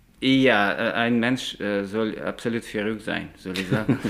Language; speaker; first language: German; non-native, learner; Russian